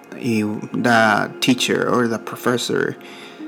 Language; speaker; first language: English; non-native, fluent; Spanish